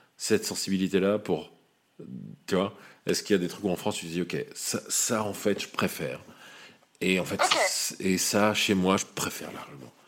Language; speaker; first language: French; native; French